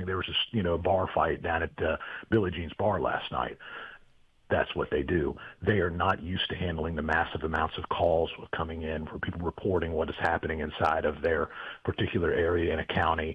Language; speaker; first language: English; native; English